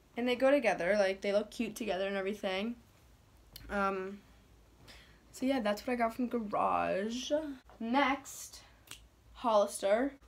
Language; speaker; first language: English; native; English